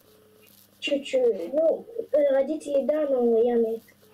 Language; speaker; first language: Russian; early bilingual, heritage; Russian